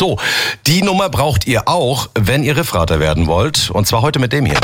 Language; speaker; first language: German; native; German